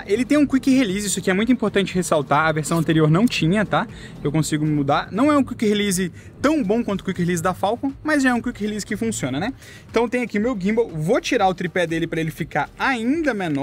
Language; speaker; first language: Portuguese; native; Portuguese